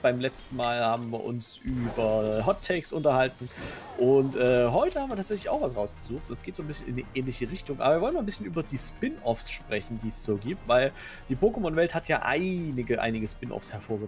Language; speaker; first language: German; native; German